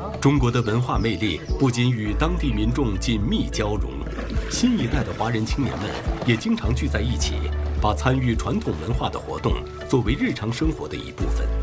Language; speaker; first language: Chinese; native; Chinese